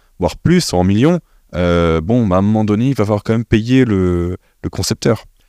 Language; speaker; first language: French; native; French